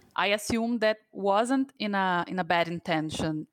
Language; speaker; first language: English; non-native, fluent; Portuguese